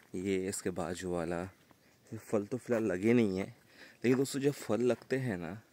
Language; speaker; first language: Hindi; native; Hindi